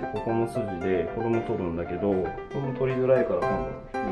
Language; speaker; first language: Japanese; native; Japanese